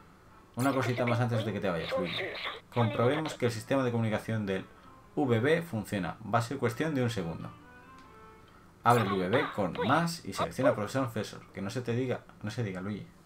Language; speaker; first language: Spanish; native; Spanish